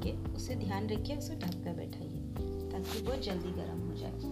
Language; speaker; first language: Hindi; non-native, local second language; Assamese